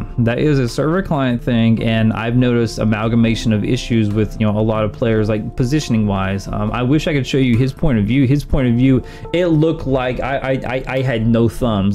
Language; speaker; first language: English; native; English